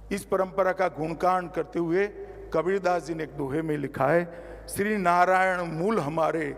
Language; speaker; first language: Hindi; non-native, local second language; Gujarati